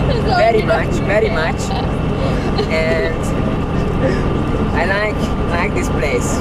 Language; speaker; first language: English; non-native, learner; Hungarian